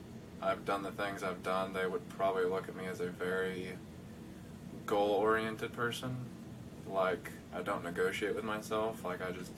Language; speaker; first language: English; native; English